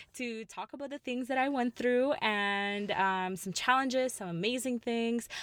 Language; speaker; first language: English; early bilingual, other home language; Russian